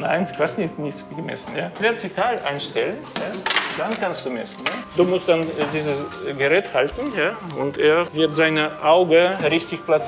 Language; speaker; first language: German; non-native, fluent; Russian